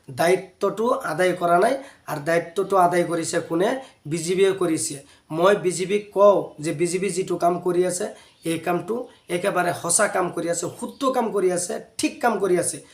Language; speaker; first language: Assamese; non-native, local second language; Bangla